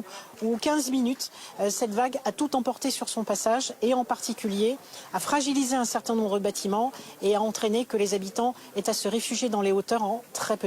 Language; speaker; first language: French; native; French